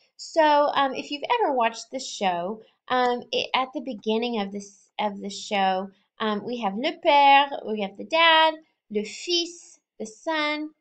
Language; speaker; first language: English; native; English